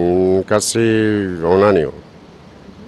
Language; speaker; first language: Spanish; non-native, learner; Arabic